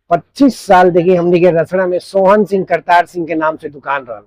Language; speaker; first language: Bhojpuri; non-native, local second language; Punjabi